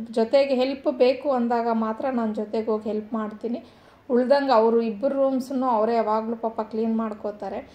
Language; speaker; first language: Kannada; non-native, local second language; Telugu